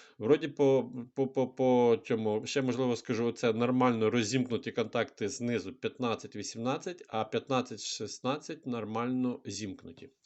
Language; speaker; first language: Ukrainian; non-native, local second language; Russian